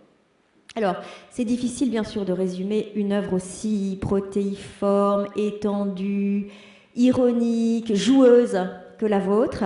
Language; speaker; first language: French; native; French